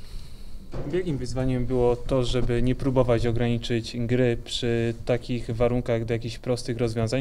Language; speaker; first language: Polish; native; Polish